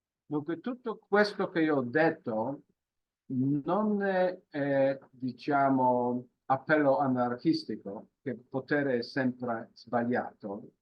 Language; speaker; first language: Italian; non-native, fluent; Polish